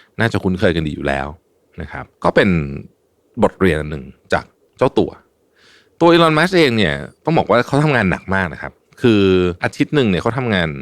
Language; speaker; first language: Thai; native; Thai